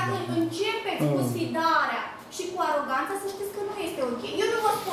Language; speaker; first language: Romanian; native; Romanian